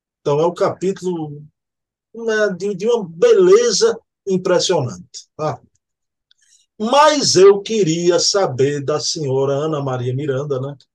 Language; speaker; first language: Portuguese; native; Portuguese